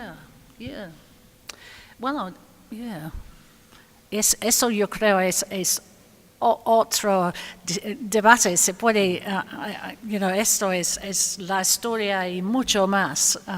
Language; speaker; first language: Spanish; non-native, fluent; English